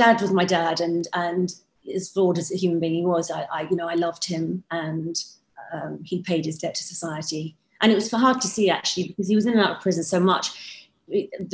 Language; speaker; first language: English; native; English